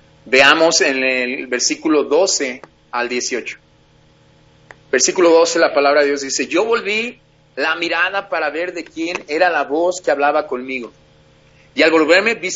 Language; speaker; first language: Spanish; native; Spanish